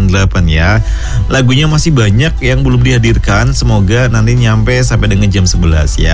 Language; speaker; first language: Indonesian; non-native, local second language; Javanese